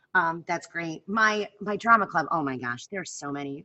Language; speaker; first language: English; native; English